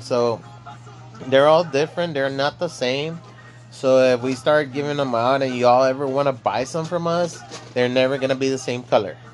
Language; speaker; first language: English; early bilingual, other home language; Spanish